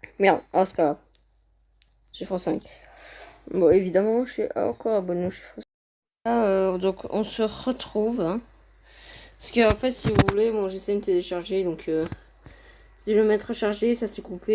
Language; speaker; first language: French; native; French